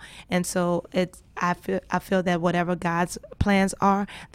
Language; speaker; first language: English; native; English